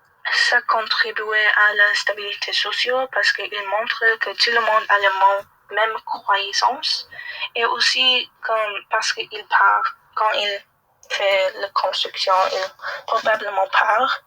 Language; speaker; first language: French; non-native, learner; English